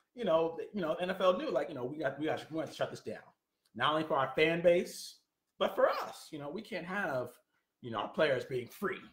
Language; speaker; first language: English; native; English